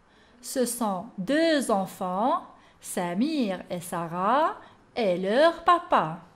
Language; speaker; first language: French; non-native, local second language; Arabic